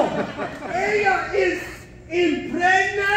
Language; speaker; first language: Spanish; non-native, learner; English